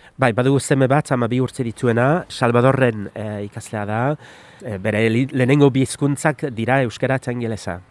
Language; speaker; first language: Basque; non-native, fluent; English